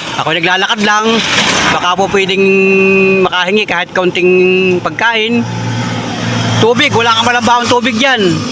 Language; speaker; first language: Filipino; native; Filipino